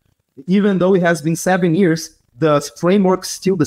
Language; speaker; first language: English; non-native, fluent; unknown